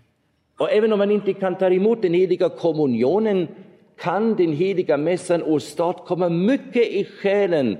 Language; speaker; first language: Swedish; non-native, fluent; German